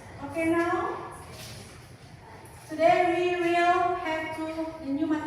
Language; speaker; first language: English; non-native, learner; Indonesian